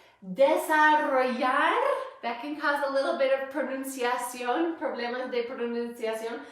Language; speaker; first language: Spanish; non-native, fluent; English